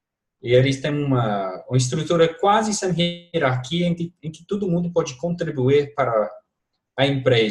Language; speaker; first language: Portuguese; non-native, fluent; English